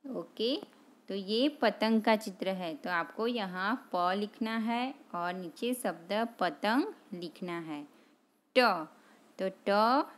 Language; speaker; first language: Hindi; non-native, local second language; Gujarati